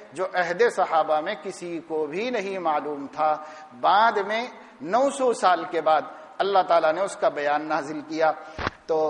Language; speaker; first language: Urdu; native; Urdu